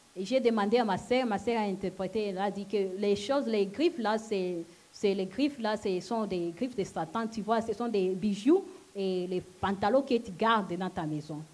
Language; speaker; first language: French; non-native, local second language; Lingala